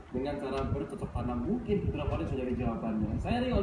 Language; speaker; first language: Indonesian; native; Indonesian